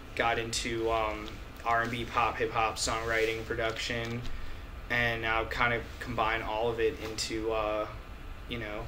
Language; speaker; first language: English; native; English